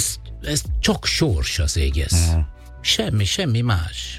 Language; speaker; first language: Hungarian; non-native, learner; Italian